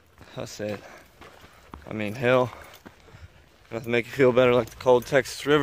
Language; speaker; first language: English; native; English